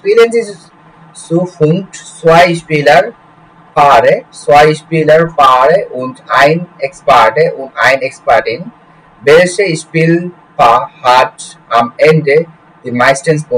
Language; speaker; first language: German; non-native, fluent; Bangla